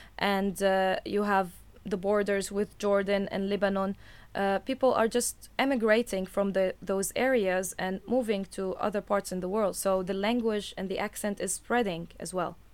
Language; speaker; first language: English; non-native, fluent; Arabic